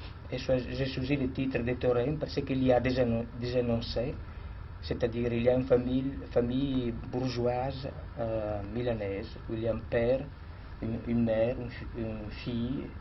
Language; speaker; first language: French; non-native, fluent; Italian